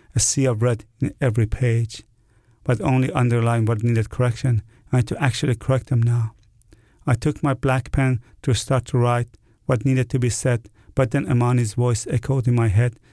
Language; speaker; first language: English; non-native, fluent; Persian